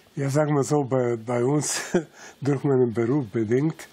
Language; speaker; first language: German; non-native, fluent; Serbian